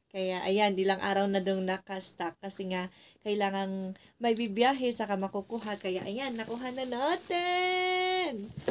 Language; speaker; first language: Filipino; non-native, local second language; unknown